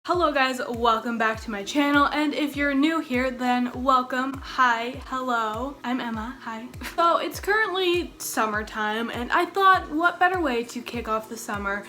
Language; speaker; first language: English; native; English